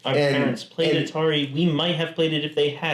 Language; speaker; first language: English; native; English